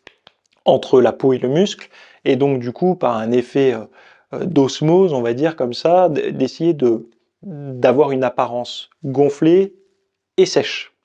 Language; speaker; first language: French; native; French